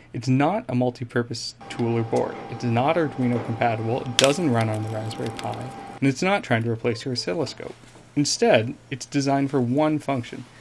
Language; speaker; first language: English; native; English